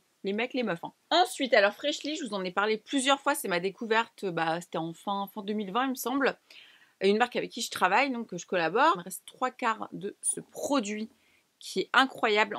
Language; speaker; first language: French; native; French